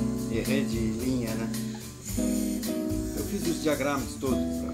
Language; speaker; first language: Portuguese; non-native, fluent; French